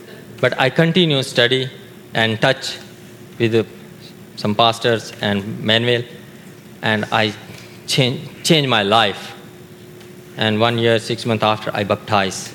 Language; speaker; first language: English; non-native, learner; Urdu